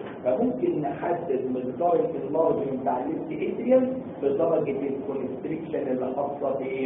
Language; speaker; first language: Arabic; native; Arabic